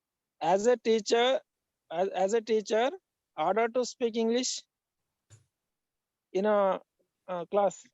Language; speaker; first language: English; non-native, learner; Telugu